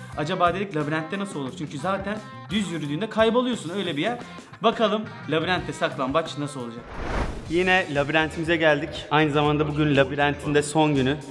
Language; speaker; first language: Turkish; native; Turkish